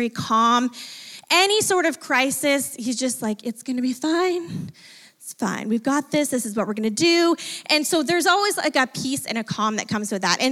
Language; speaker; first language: English; native; English